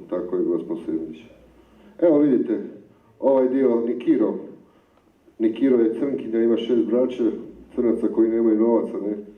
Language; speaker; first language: Croatian; native; Croatian